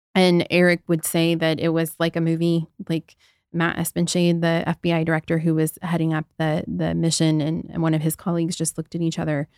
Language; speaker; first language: English; native; English